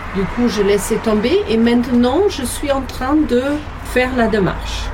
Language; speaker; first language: French; non-native, fluent; German